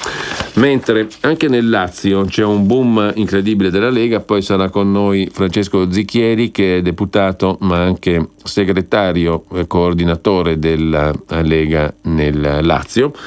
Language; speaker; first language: Italian; native; Italian